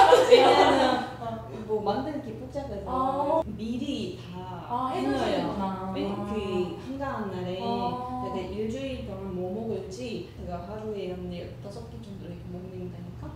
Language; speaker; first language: Korean; non-native, learner; Russian